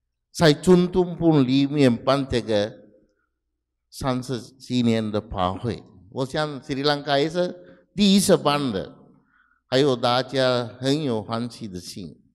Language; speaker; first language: Chinese; non-native, fluent; Sinhala